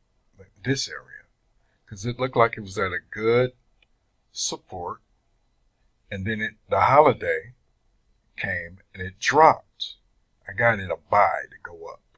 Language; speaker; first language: English; native; English